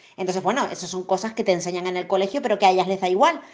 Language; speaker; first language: Spanish; native; Spanish